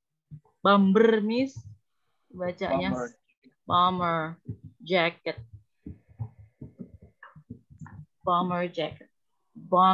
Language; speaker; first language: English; non-native, fluent; Indonesian